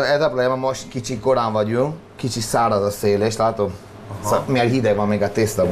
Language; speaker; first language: Hungarian; non-native, learner; Italian